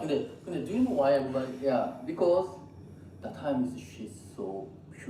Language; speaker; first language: English; non-native, learner; Korean